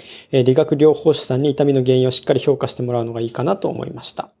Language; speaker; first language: Japanese; native; Japanese